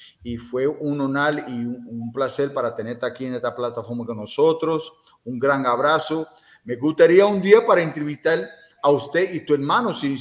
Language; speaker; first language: Spanish; non-native, fluent; English